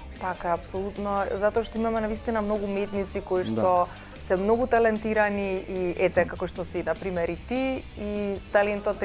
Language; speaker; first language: Macedonian; native; Macedonian